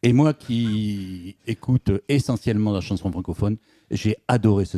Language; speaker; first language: French; native; French